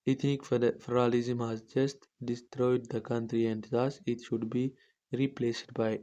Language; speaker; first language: English; non-native, local second language; Amharic